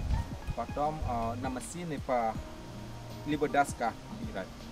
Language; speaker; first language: Russian; non-native, learner; Indonesian